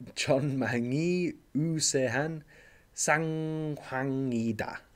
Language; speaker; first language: Korean; non-native, learner; English